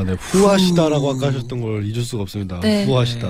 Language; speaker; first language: Korean; native; Korean